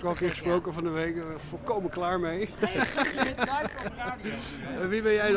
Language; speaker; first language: Dutch; native; Dutch